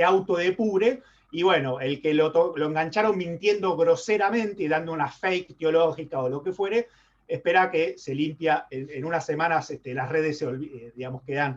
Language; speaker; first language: Spanish; native; Spanish